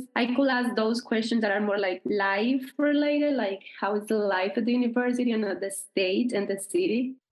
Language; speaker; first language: English; non-native, fluent; Spanish